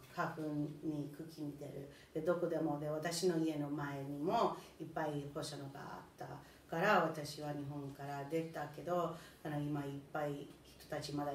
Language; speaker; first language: Japanese; non-native, learner; English